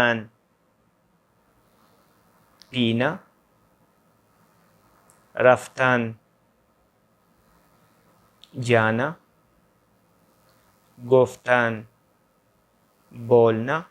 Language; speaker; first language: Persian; non-native, fluent; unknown